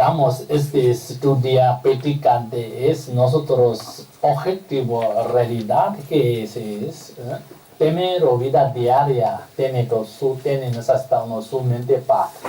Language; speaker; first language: Spanish; non-native, learner; Tibetan